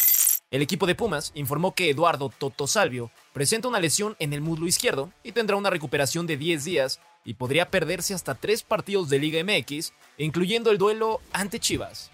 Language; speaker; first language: Spanish; native; Spanish